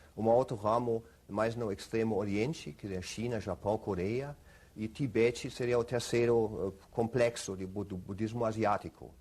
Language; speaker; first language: Portuguese; non-native, fluent; German